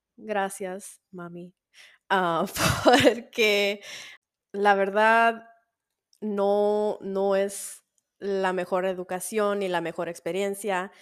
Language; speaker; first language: Spanish; early bilingual, heritage; Spanish